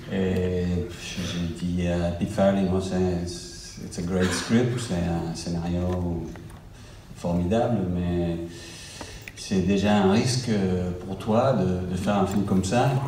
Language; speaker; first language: French; non-native, fluent; English